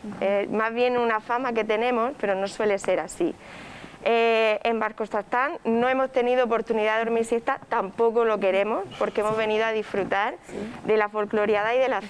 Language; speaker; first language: Spanish; native; Spanish